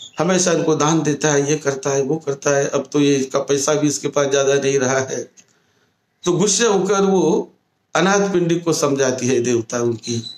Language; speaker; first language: Hindi; non-native, local second language; Marathi